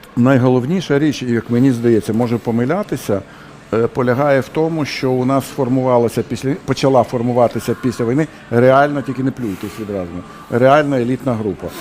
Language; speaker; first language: Ukrainian; non-native, local second language; Russian